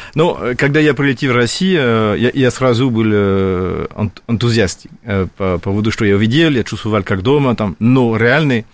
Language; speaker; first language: Russian; non-native, fluent; French